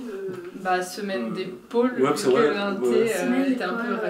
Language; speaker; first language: French; native; French